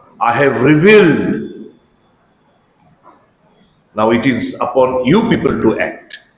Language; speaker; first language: English; non-native, local second language; Bangla